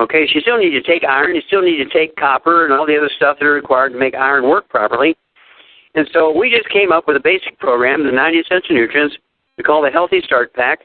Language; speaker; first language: English; native; English